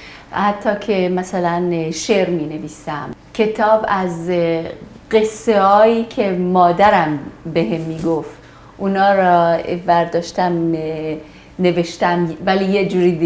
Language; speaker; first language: Persian; early bilingual, heritage; Persian